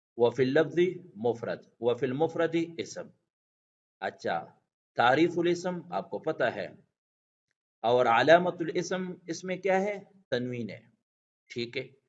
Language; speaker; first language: Urdu; non-native, local second language; Pashto